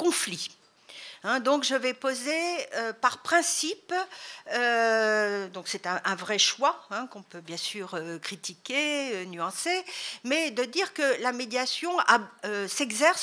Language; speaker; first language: French; native; French